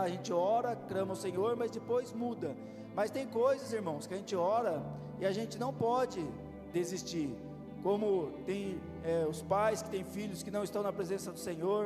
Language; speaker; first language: Portuguese; native; Portuguese